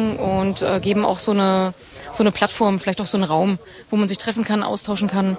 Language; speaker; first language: German; native; German